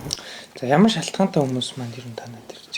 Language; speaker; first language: Mongolian; native; Mongolian